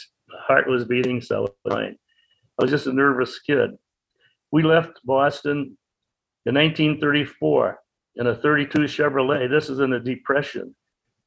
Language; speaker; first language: English; native; English